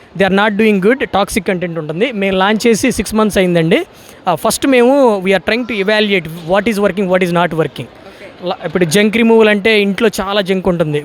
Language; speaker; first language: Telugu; native; Telugu